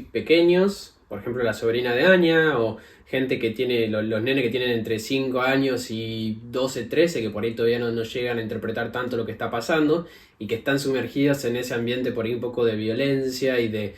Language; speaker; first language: Spanish; native; Spanish